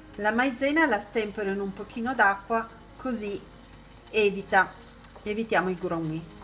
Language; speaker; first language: Italian; native; Italian